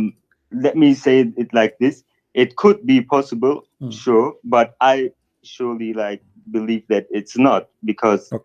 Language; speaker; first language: English; non-native, fluent; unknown